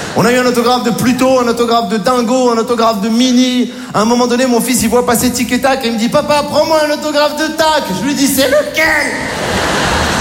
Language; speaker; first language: French; native; French